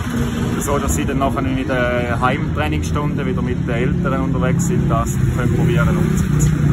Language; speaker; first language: German; native; German